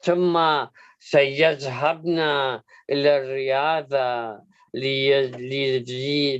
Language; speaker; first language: Arabic; non-native, learner; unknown